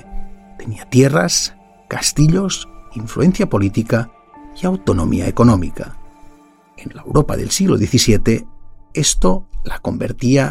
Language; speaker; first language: Spanish; native; Spanish